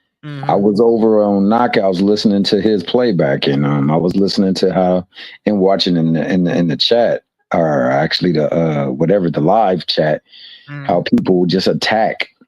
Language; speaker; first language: English; native; English